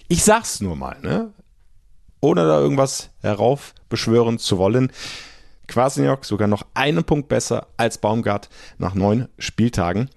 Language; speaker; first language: German; native; German